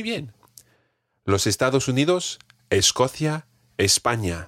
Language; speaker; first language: Spanish; non-native, fluent; English